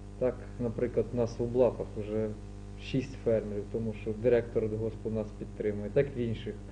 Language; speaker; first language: Ukrainian; native; Ukrainian